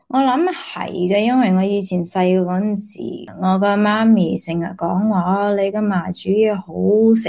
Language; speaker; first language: Cantonese; early bilingual, heritage; Cantonese